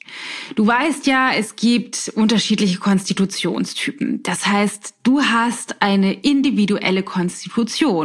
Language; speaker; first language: German; native; German